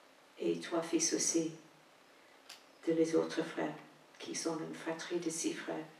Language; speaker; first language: French; non-native, fluent; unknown